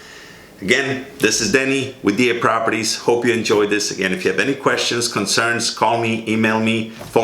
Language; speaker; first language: English; native; English